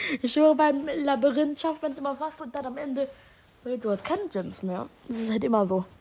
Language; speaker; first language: German; native; German